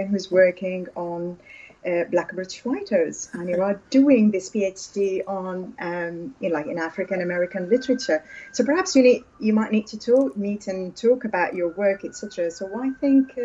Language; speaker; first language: English; non-native, fluent; Arabic